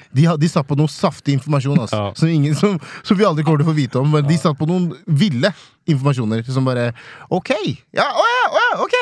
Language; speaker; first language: Norwegian; non-native, fluent; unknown